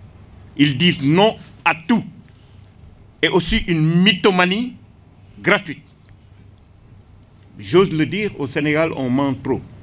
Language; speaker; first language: French; non-native, local second language; Wolof